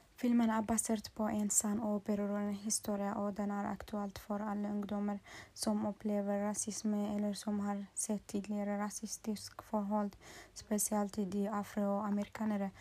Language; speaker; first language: Swedish; non-native, learner; Norwegian